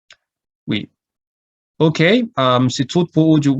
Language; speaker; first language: French; non-native, learner; Cantonese